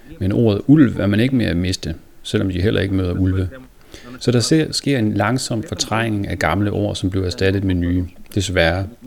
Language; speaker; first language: Danish; native; Danish